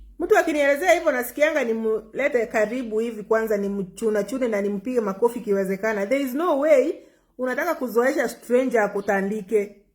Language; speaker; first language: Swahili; non-native, local second language; Gusii